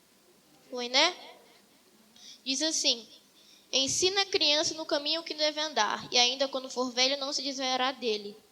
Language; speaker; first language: Portuguese; native; Portuguese